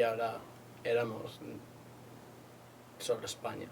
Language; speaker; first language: Spanish; native; Spanish